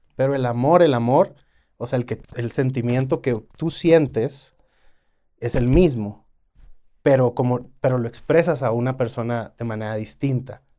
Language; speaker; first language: Spanish; native; Spanish